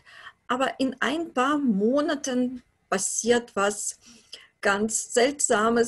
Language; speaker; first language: German; non-native, fluent; Russian